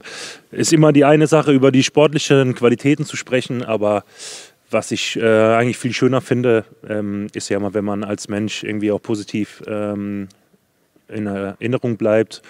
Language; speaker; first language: German; native; German